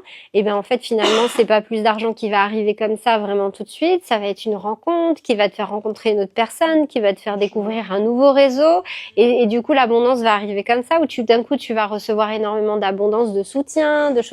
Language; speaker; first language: French; native; French